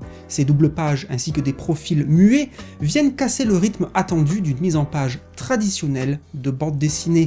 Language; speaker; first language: French; native; French